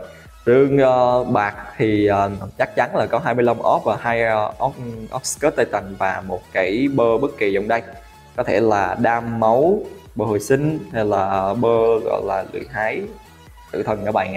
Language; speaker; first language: Vietnamese; native; Vietnamese